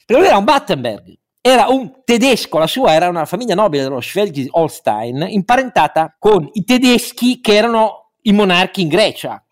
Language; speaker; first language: Italian; native; Italian